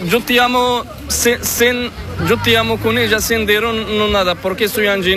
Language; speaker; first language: Spanish; non-native, learner; Arabic